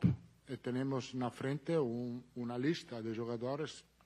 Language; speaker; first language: Spanish; non-native, fluent; Italian